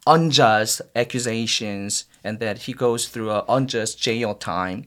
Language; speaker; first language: English; non-native, fluent; Korean